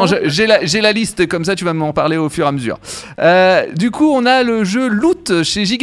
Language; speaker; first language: French; native; French